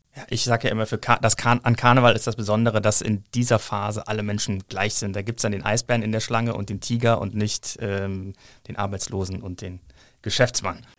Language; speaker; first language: German; native; German